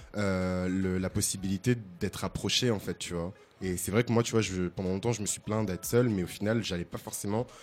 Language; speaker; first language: French; native; French